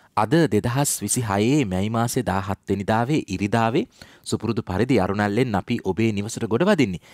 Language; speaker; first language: Sinhala; native; Sinhala